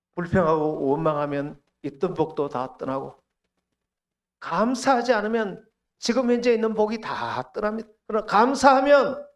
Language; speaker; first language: Korean; native; Korean